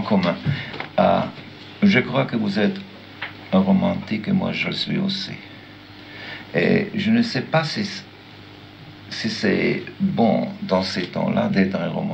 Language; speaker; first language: French; non-native, learner; German